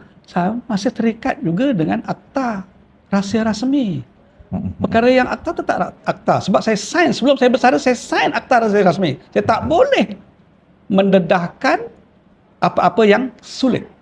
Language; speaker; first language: Malay; native; Malay